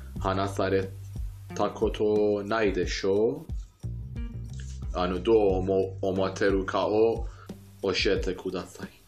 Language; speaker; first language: Japanese; non-native, fluent; Persian